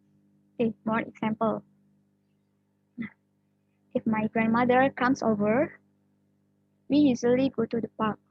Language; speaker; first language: English; non-native, learner; Indonesian